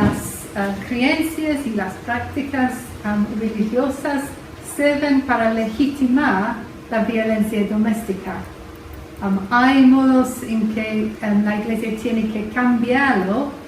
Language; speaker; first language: Spanish; non-native, fluent; English